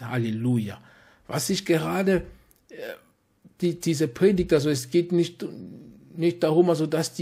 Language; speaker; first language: German; non-native, fluent; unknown